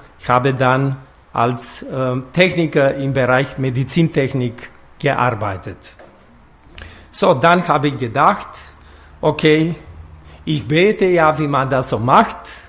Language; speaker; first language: German; non-native, fluent; Romanian